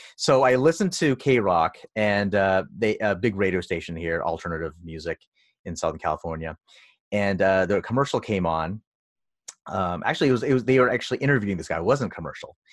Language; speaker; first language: English; early bilingual, other home language; Filipino